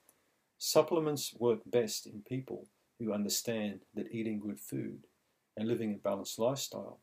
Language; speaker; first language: English; native; English